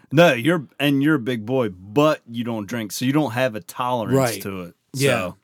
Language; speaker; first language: English; native; English